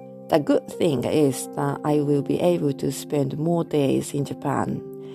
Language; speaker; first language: English; non-native, fluent; Japanese